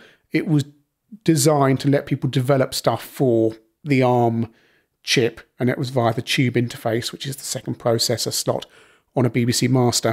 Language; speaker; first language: English; native; English